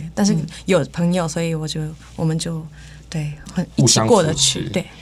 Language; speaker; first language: Chinese; non-native, fluent; Korean